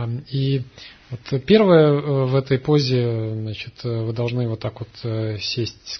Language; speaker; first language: Russian; native; Russian